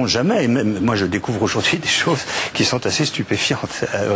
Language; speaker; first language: French; native; French